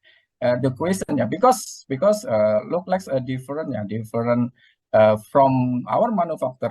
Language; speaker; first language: English; non-native, learner; Indonesian